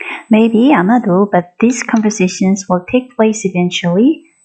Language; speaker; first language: English; non-native, fluent; Korean